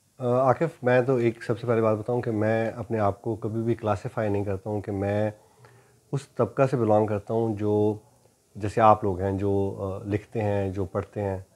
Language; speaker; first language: Urdu; non-native, local second language; Punjabi